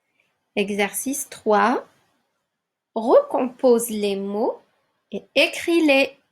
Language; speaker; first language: French; non-native, local second language; Arabic